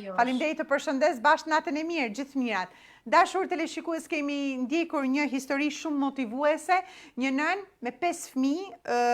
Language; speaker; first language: Albanian; native; Albanian